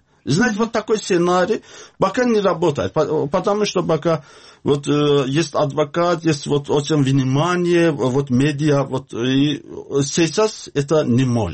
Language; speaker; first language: Russian; non-native, learner; Azerbaijani